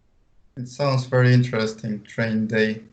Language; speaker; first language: English; non-native, learner; Ukrainian